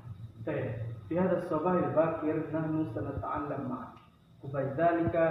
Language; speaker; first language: Arabic; non-native, fluent; Indonesian